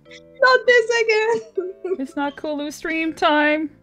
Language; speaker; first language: English; native; English